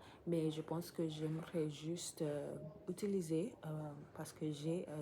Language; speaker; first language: French; non-native, learner; English